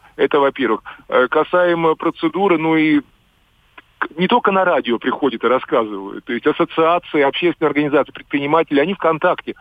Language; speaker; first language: Russian; native; Russian